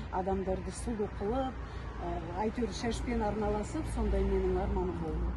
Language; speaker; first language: Kazakh; non-native, local second language; Russian